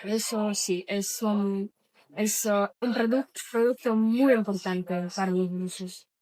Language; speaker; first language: Spanish; non-native, fluent; Russian